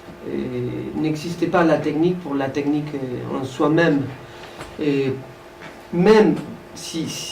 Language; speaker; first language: French; non-native, fluent; Spanish